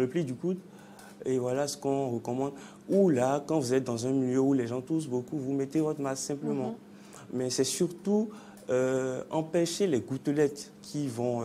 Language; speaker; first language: French; non-native, local second language; Fon